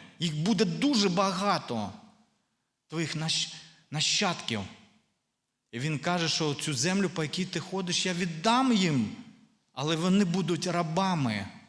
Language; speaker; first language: Ukrainian; non-native, local second language; Russian